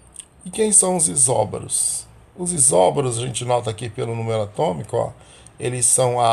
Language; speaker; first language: Portuguese; native; Portuguese